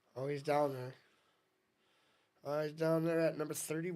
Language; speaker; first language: English; native; English